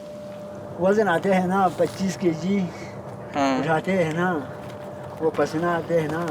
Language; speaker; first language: Hindi; non-native, local second language; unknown